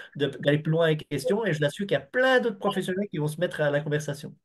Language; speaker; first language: French; native; French